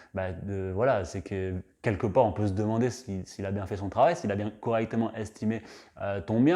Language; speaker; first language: French; native; French